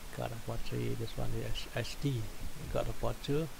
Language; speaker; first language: English; non-native, local second language; Malay